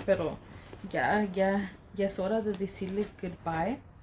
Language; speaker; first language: Spanish; early bilingual, heritage; Spanish